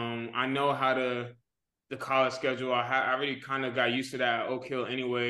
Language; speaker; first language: English; native; English